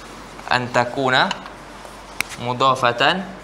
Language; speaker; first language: Arabic; non-native, fluent; Malay